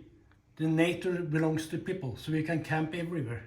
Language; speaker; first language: English; non-native, fluent; Norwegian